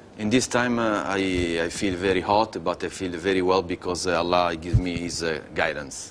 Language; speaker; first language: English; non-native, learner; Italian